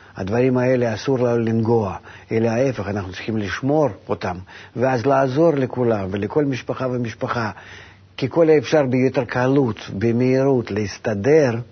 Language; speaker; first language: Hebrew; non-native, fluent; Russian